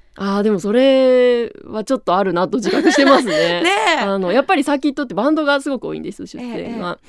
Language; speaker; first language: Japanese; native; Japanese